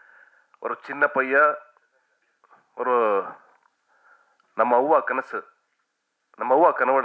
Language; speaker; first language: Tamil; non-native, learner; Kannada